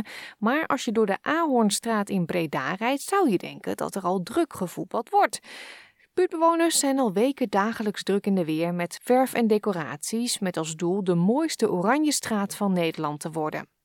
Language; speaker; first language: Dutch; native; Dutch